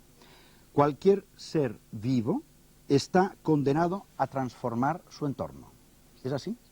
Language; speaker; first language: Spanish; native; Spanish